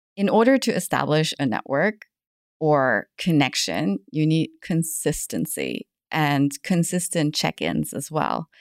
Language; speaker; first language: English; non-native, fluent; German